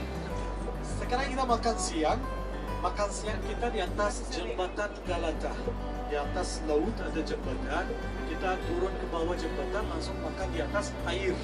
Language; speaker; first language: Indonesian; non-native, fluent; Turkish